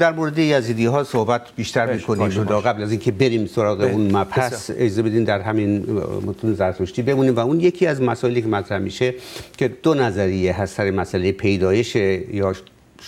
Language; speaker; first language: Persian; native; Persian